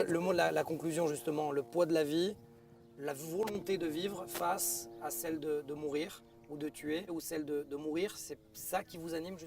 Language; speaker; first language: French; native; French